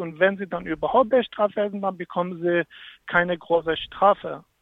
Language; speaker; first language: German; non-native, fluent; Kurdish